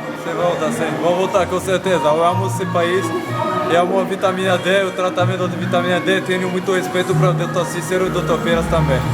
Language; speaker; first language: Portuguese; non-native, fluent; Arabic